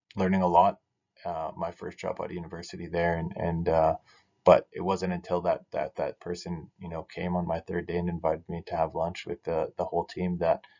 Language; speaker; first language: English; native; English